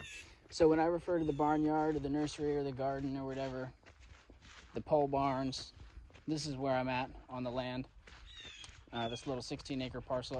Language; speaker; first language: English; native; English